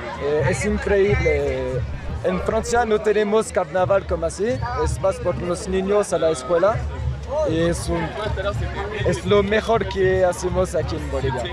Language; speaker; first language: Spanish; non-native, learner; French